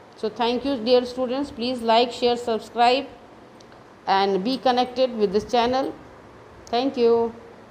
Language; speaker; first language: English; non-native, local second language; Hindi